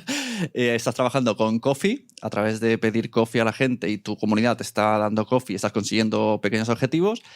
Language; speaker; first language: Spanish; native; Spanish